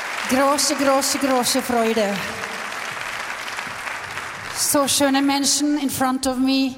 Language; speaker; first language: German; non-native, learner; English